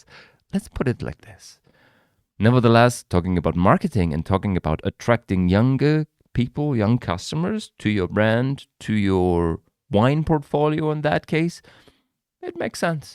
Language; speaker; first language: English; non-native, fluent; German